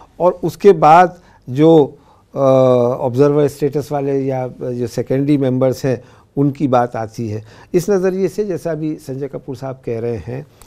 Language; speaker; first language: Hindi; native; Hindi